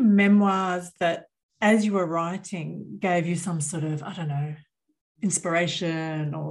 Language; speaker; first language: English; native; English